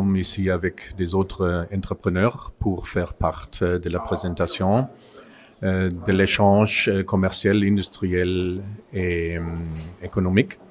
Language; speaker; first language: French; non-native, fluent; German